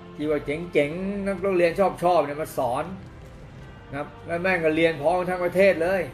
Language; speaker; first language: Thai; native; Thai